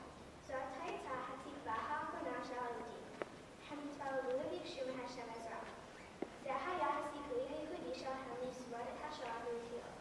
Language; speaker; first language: Hebrew; non-native, learner; English